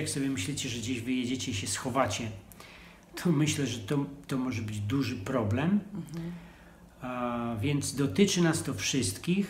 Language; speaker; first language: Polish; native; Polish